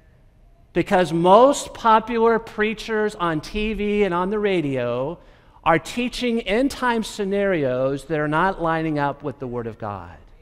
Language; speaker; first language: English; native; English